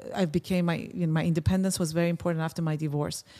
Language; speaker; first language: English; early bilingual, other home language; Persian